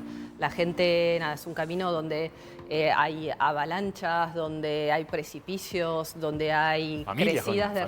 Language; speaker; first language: Spanish; native; Spanish